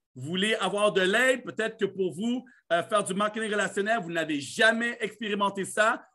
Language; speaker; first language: French; native; French